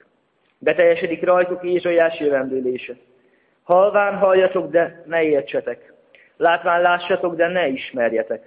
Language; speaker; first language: Hungarian; native; Hungarian